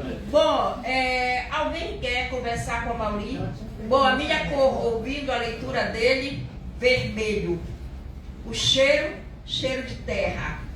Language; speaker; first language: Portuguese; native; Portuguese